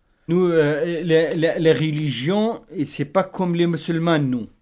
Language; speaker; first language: French; non-native, learner; Kurdish